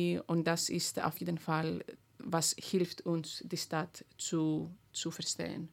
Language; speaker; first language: German; non-native, fluent; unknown